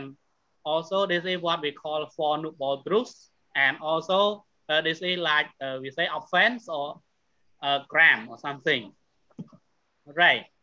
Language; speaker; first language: English; non-native, fluent; Khmer